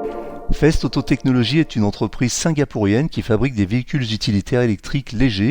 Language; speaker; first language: French; native; French